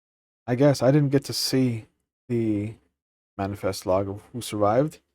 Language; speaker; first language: English; native; English